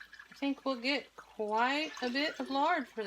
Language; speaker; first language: English; native; English